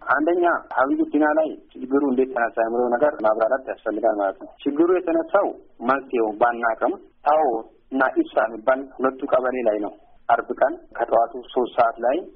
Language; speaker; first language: Amharic; non-native, local second language; Oromo